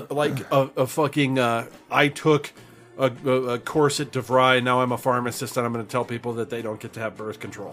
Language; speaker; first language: English; native; English